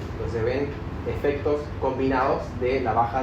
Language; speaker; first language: Spanish; native; Spanish